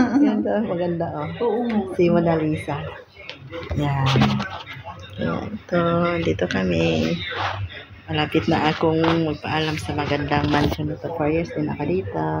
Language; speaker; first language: Filipino; non-native, local second language; Cebuano